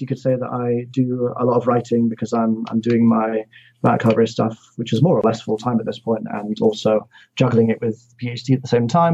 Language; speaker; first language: English; native; English